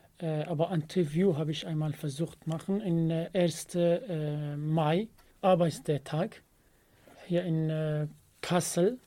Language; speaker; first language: German; non-native, learner; Kurdish